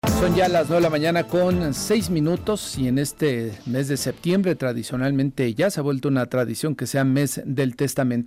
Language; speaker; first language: Spanish; native; Spanish